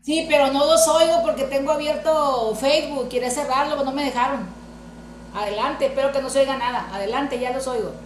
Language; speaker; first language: Spanish; native; Spanish